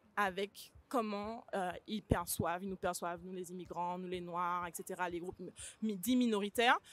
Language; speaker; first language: French; native; French